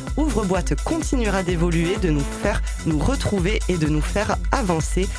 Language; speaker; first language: French; native; French